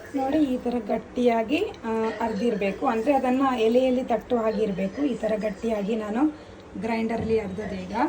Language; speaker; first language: Kannada; non-native, local second language; Tulu